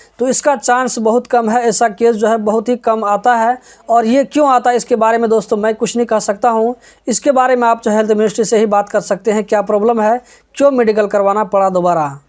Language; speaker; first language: Hindi; native; Hindi